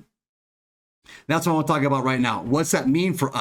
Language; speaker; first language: English; native; English